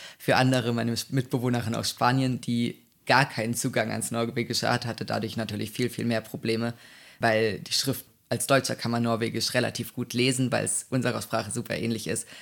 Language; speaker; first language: German; native; German